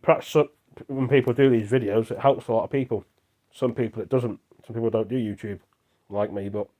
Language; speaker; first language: English; native; English